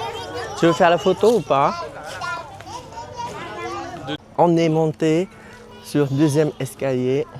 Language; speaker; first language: French; non-native, fluent; Vietnamese